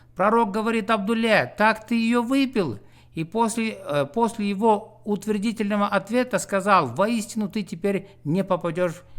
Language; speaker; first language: Russian; non-native, local second language; Kyrgyz